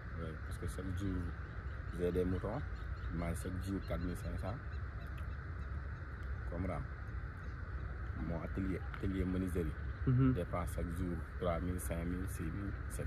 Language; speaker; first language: French; non-native, local second language; Wolof